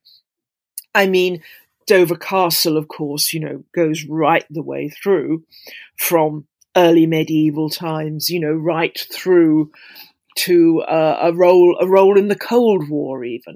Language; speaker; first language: English; native; English